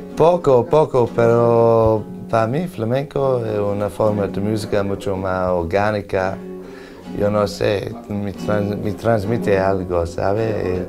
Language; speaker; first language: Spanish; non-native, learner; English